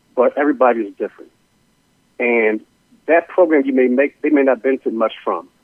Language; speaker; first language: English; native; English